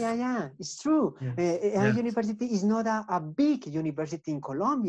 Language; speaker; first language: English; non-native, learner; Spanish